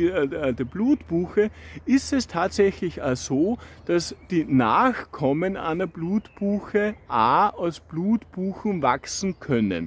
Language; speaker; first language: German; native; German